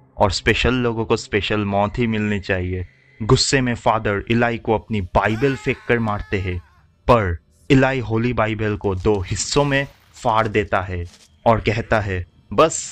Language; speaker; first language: Hindi; native; Hindi